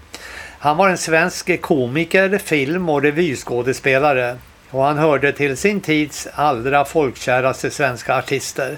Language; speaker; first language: Swedish; native; Swedish